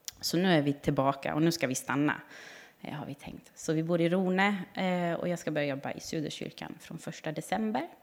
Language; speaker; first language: Swedish; non-native, fluent; German